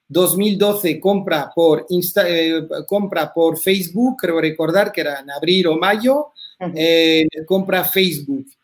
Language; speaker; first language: Spanish; early bilingual, heritage; French